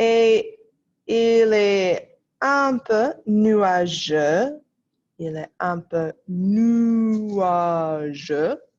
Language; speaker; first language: French; non-native, fluent; English